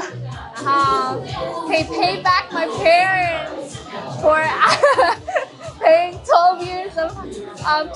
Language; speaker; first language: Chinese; native; Chinese